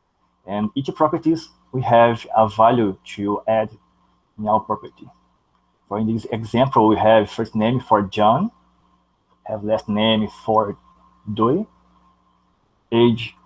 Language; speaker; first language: English; non-native, learner; Portuguese